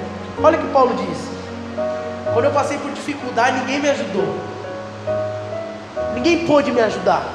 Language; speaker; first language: Portuguese; native; Portuguese